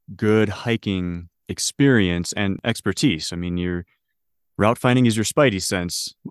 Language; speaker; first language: English; native; English